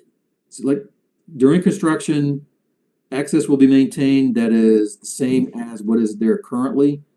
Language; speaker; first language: English; native; English